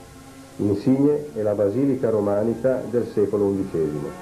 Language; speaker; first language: Italian; native; Italian